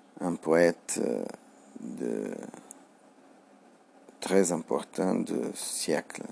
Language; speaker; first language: French; non-native, learner; Portuguese